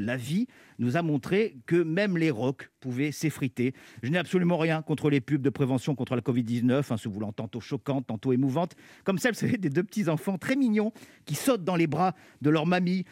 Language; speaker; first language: French; native; French